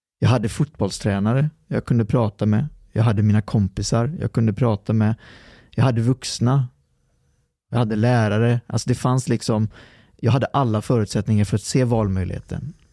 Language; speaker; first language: Swedish; early bilingual, other home language; Arabic